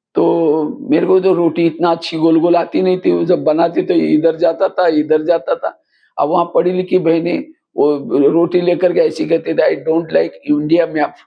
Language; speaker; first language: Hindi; non-native, local second language; Marathi